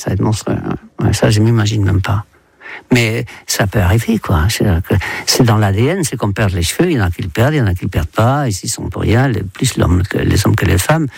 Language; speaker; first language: French; non-native, fluent; Dutch